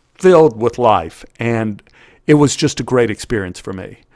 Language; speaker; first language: English; native; English